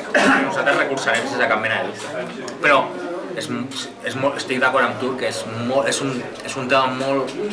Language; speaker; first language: Catalan; non-native, local second language; Spanish